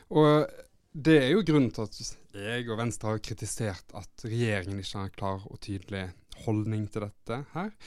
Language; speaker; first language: Norwegian; native; Norwegian